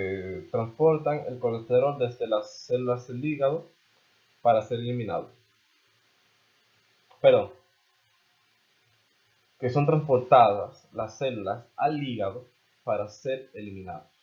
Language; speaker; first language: Spanish; native; Spanish